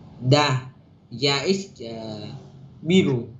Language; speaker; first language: Russian; non-native, learner; Vietnamese